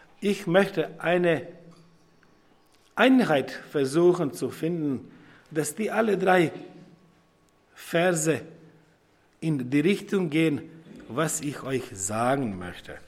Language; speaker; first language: German; non-native, fluent; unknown